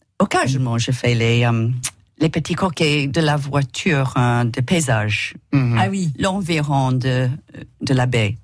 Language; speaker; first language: French; non-native, learner; English